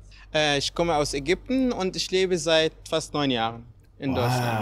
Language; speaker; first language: German; non-native, fluent; Arabic